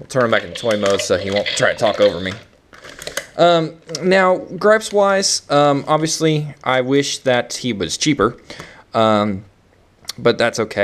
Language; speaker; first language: English; native; English